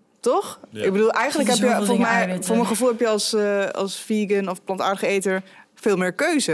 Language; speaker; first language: Dutch; native; Dutch